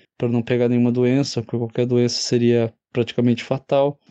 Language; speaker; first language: Portuguese; native; Portuguese